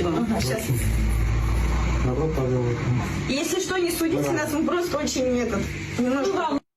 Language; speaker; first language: Russian; non-native, local second language; Kazakh